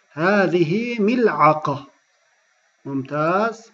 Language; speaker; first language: Arabic; non-native, fluent; Turkish